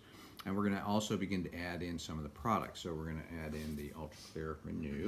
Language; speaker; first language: English; native; English